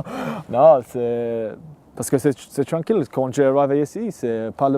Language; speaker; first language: French; non-native, learner; English